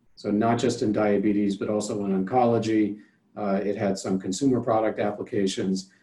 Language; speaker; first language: English; native; English